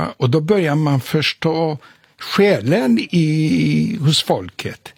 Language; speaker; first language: Swedish; non-native, fluent; Polish